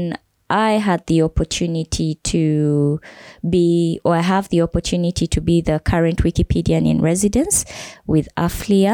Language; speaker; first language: English; non-native, local second language; Ganda